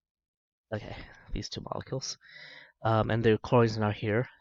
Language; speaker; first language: English; native; English